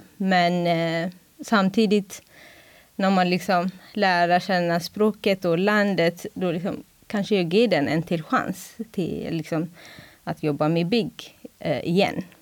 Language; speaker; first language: Swedish; non-native, fluent; Amharic